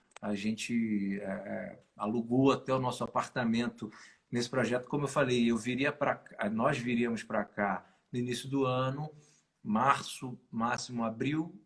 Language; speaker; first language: Portuguese; native; Portuguese